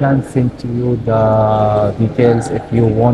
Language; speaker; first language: English; non-native, learner; Arabic